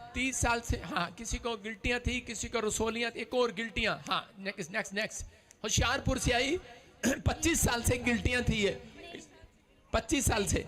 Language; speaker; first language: Hindi; non-native, local second language; Punjabi